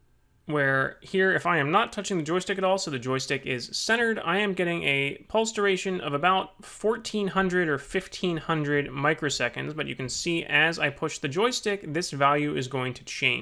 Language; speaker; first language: English; native; English